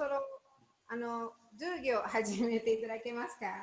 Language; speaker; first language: Japanese; non-native, learner; Indonesian